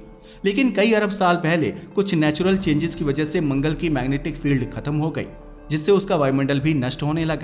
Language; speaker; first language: Hindi; native; Hindi